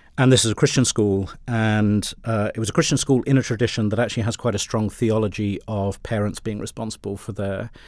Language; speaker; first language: English; native; English